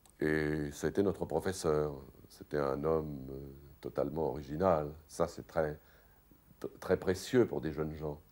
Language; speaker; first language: French; native; French